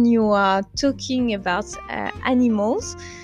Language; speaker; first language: English; non-native, fluent; French